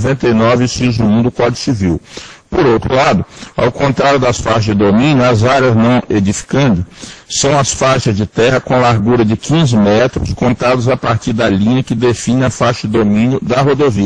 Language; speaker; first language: Portuguese; native; Portuguese